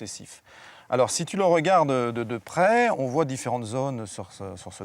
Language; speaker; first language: French; native; French